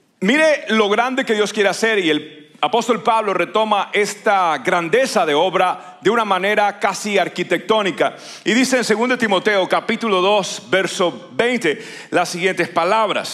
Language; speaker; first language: Spanish; native; Spanish